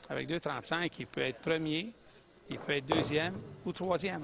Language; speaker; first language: French; native; French